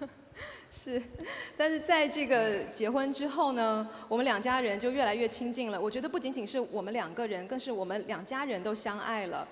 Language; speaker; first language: Chinese; native; Chinese